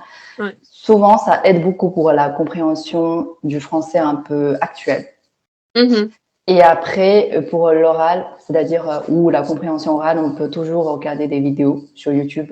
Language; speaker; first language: French; non-native, fluent; Chinese